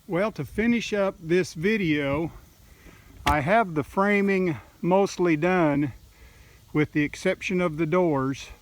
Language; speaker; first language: English; native; English